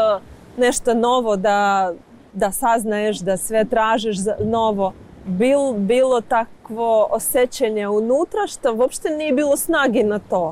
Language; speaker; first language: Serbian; non-native, learner; Ukrainian